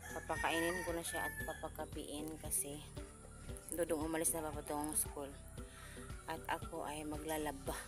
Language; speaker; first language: Filipino; non-native, local second language; Cebuano